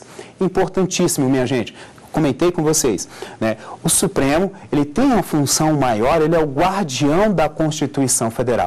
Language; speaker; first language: Portuguese; native; Portuguese